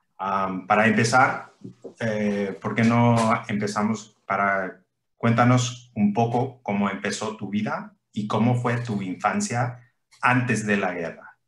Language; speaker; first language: Spanish; early bilingual, heritage; English